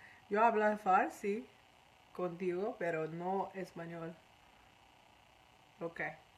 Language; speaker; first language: Spanish; non-native, learner; Persian